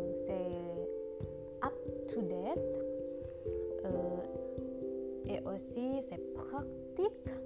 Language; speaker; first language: French; non-native, learner; Indonesian